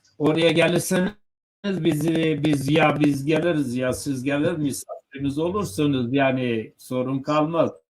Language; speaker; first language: Turkish; non-native, local second language; Zaza